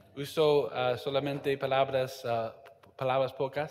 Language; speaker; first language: Spanish; non-native, learner; English